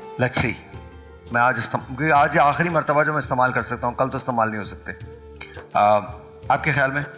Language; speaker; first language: Urdu; native; Urdu